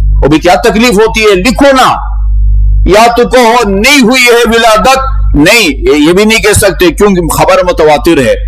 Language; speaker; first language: Urdu; non-native, local second language; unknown